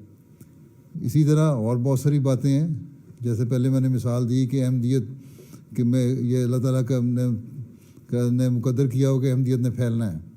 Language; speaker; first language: Urdu; native; Urdu